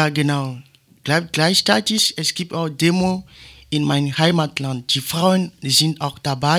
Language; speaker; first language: German; non-native, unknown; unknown